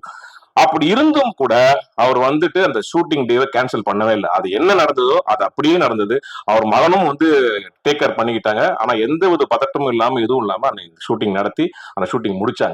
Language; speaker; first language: Tamil; native; Tamil